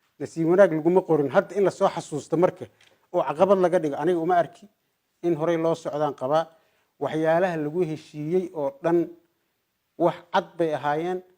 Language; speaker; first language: Somali; native; Somali